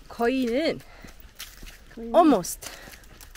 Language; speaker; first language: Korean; non-native, learner; German